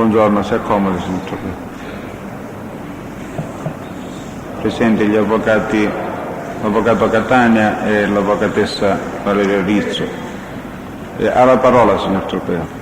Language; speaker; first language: Italian; native; Italian